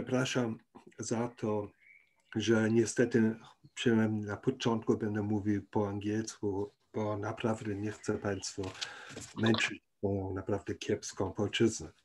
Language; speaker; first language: Polish; non-native, fluent; German